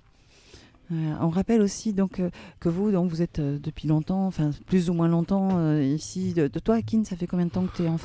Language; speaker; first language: French; native; French